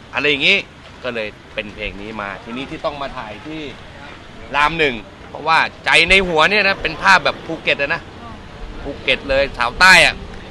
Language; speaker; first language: Thai; native; Thai